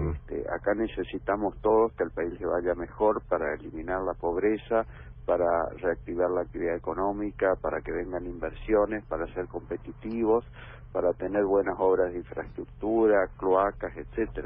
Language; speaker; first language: Spanish; native; Spanish